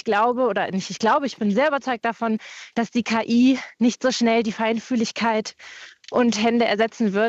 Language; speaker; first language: German; native; German